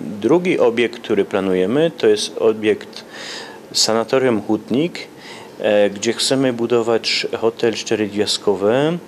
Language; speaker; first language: Polish; early bilingual, heritage; Polish